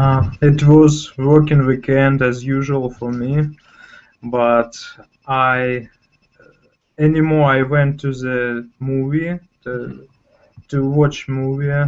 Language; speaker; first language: English; non-native, fluent; Russian